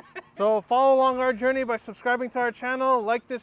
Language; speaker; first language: English; native; English